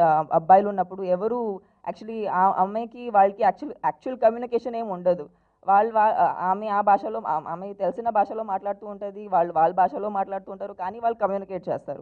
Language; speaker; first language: Telugu; non-native, fluent; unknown